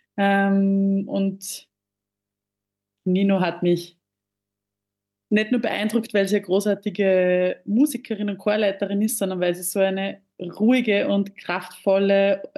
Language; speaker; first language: German; native; German